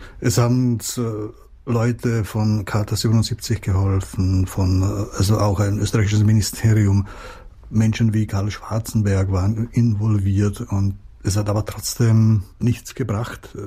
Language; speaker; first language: German; non-native, fluent; Czech